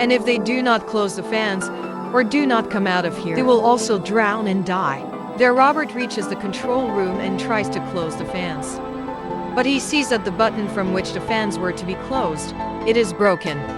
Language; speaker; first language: English; non-native, local second language; Hindi